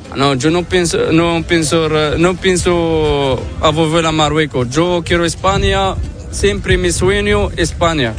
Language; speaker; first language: Spanish; non-native, learner; Arabic